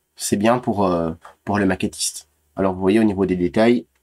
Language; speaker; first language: French; native; French